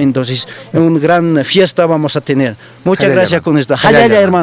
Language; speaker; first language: Spanish; non-native, local second language; Aymara